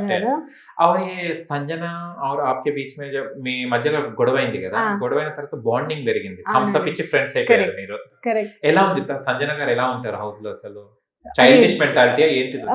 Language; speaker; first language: Telugu; native; Telugu